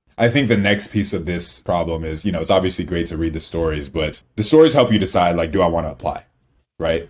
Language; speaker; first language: English; early bilingual, other home language; Igbo